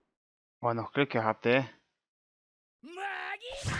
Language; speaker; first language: German; native; German